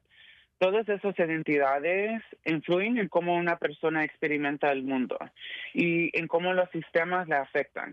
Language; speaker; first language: Spanish; early bilingual, heritage; Spanish